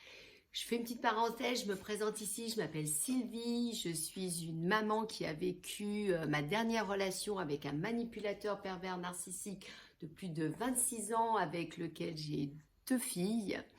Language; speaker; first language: French; native; French